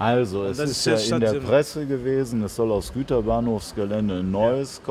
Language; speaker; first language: German; native; German